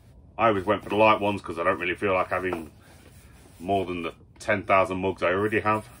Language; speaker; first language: English; native; English